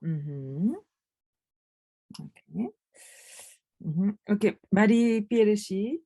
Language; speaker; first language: French; non-native, fluent; Korean